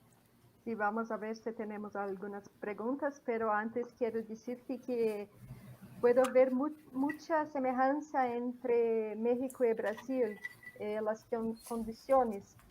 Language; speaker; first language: Spanish; non-native, fluent; Portuguese